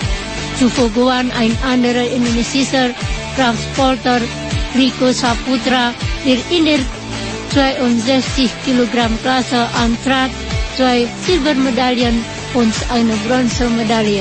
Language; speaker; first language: German; non-native, learner; Indonesian